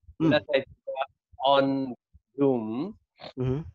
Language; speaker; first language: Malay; non-native, local second language; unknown